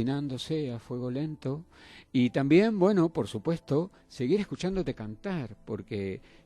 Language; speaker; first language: Spanish; native; Spanish